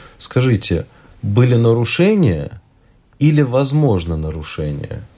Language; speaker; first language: Russian; native; Russian